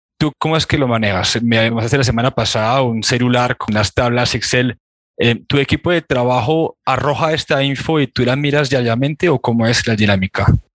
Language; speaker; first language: Spanish; non-native, fluent; French